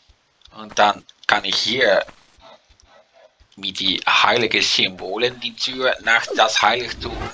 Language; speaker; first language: German; non-native, learner; Dutch